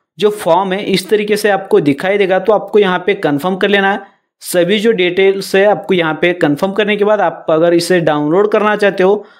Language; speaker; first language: Hindi; non-native, local second language; Marathi